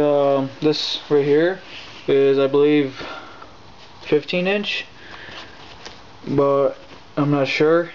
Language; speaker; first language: English; native; English